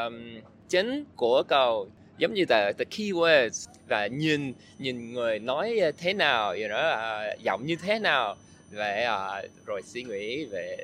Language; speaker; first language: Vietnamese; non-native, learner; English